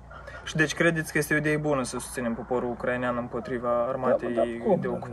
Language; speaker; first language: Romanian; native; Romanian